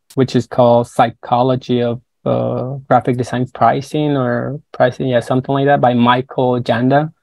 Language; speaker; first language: English; non-native, fluent; Spanish